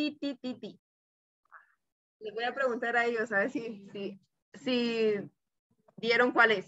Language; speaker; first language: Spanish; native; Spanish